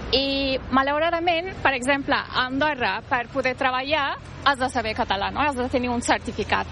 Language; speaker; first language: Catalan; non-native, fluent; Turkish